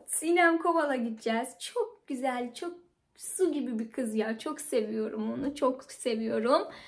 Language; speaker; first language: Turkish; non-native, fluent; Persian